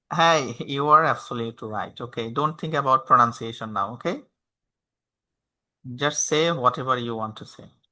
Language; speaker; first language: English; non-native, local second language; Bangla